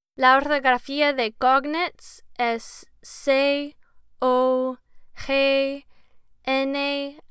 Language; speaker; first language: Spanish; non-native, learner; English